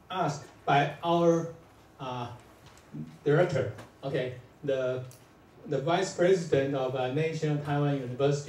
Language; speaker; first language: English; non-native, fluent; Chinese